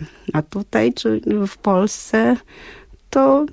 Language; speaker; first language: Polish; non-native, fluent; Japanese